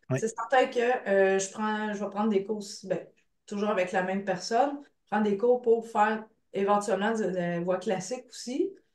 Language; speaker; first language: French; native; French